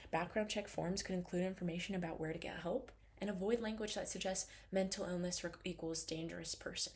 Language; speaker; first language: English; native; English